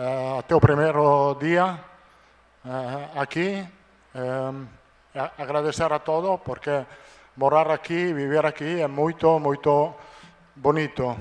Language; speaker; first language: Portuguese; non-native, learner; Italian